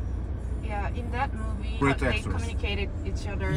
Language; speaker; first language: English; non-native, learner; Korean